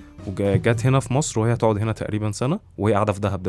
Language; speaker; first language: Arabic; native; Arabic